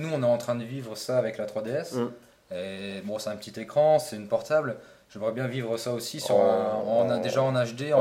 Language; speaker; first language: French; native; French